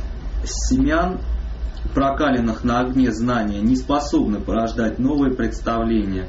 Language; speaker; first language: Russian; native; Russian